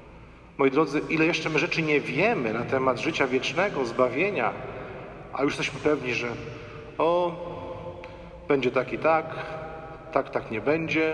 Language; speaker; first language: Polish; native; Polish